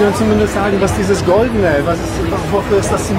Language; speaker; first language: German; native; German